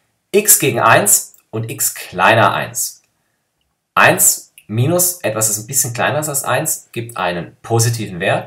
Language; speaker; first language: German; native; German